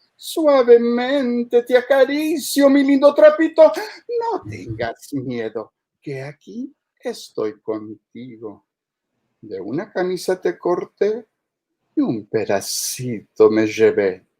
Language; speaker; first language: Spanish; early bilingual, heritage; Spanish